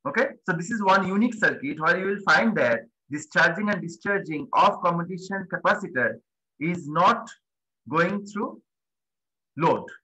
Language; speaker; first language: English; non-native, local second language; Bangla